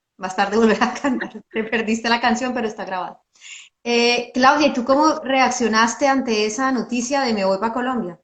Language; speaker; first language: Spanish; native; Spanish